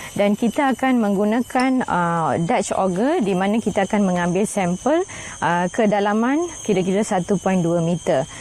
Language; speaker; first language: Malay; non-native, local second language; Tamil